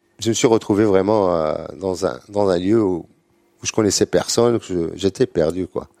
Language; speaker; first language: French; non-native, local second language; Arabic